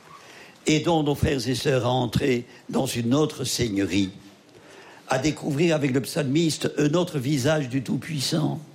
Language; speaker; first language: French; native; French